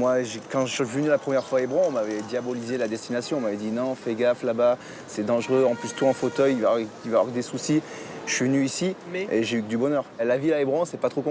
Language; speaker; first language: French; native; French